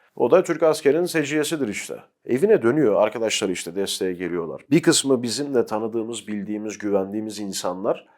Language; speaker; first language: Turkish; native; Turkish